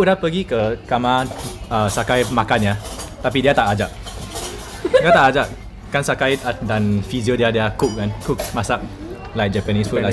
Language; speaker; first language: Indonesian; non-native, learner; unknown